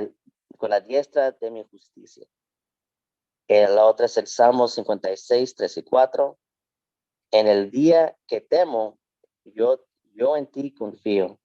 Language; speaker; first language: Spanish; early bilingual, heritage; Spanish